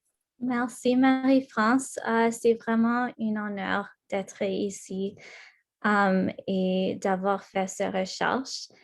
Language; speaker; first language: French; non-native, local second language; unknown